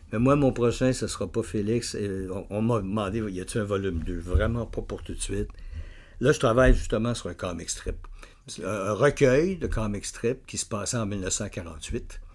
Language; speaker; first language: French; native; French